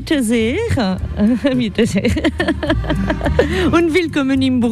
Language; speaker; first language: German; non-native, learner; French